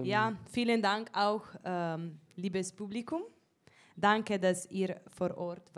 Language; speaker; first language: German; non-native, learner; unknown